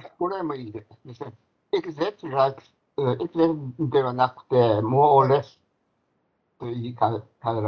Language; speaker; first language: Japanese; non-native, fluent; Chinese